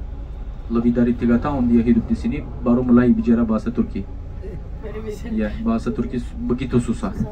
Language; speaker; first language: Indonesian; non-native, fluent; Turkish